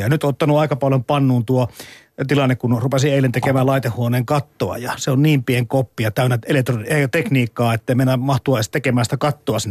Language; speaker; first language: Finnish; native; Finnish